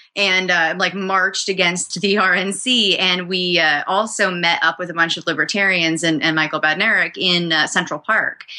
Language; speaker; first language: English; native; English